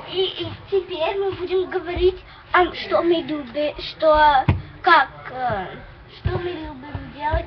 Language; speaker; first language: Russian; early bilingual, heritage; English